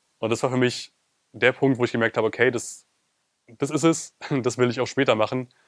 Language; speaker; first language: German; native; German